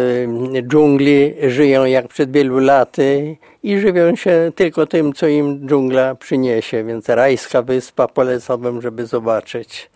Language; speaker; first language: Polish; native; Polish